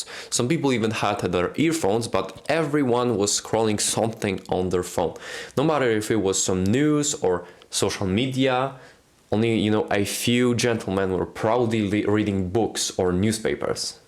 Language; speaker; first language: English; non-native, fluent; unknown